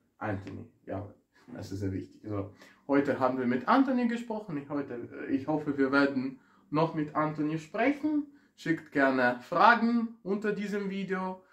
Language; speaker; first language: German; non-native, fluent; Ukrainian